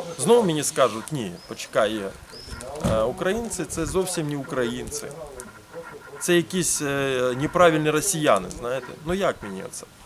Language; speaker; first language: Ukrainian; early bilingual, heritage; Ukrainian